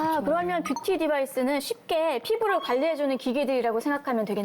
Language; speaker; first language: Korean; native; Korean